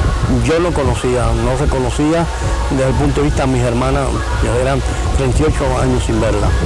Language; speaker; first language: Spanish; native; Spanish